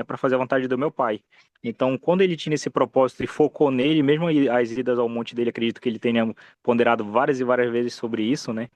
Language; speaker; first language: Portuguese; native; Portuguese